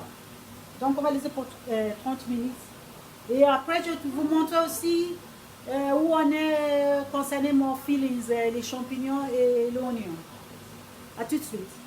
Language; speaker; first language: French; non-native, fluent; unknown